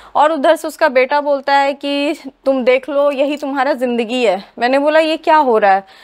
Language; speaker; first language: Hindi; native; Hindi